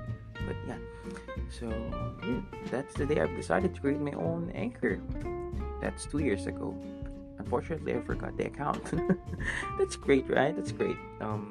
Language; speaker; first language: English; non-native, local second language; Filipino